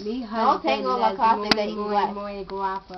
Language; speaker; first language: Spanish; non-native, learner; English